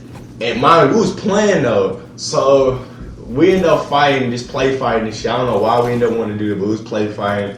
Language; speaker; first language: English; native; English